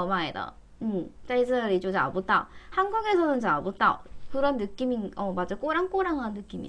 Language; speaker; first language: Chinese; non-native, fluent; Korean